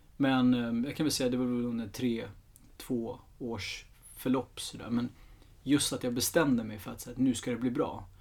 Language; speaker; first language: Swedish; early bilingual, other home language; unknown